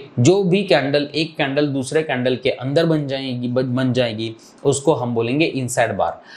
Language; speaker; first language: Hindi; non-native, local second language; Marathi